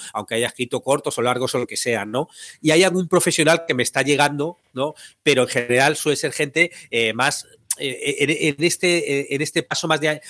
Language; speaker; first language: Spanish; native; Spanish